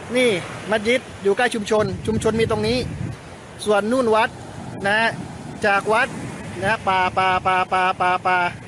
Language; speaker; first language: Thai; native; Thai